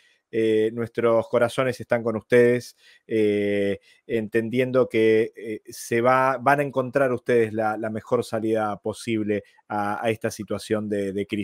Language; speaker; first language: Spanish; native; Spanish